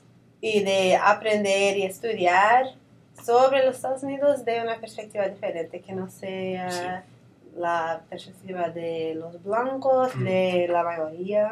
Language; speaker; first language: Spanish; non-native, fluent; English